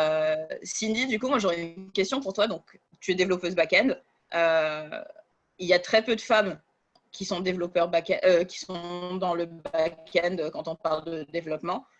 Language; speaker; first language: French; native; French